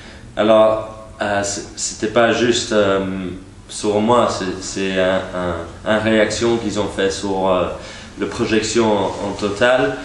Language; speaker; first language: French; non-native, learner; English